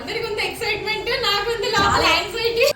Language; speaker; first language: Telugu; native; Telugu